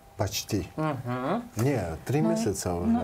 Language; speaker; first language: Russian; non-native, learner; Georgian